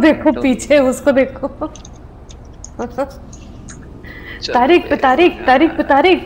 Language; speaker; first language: Hindi; native; Hindi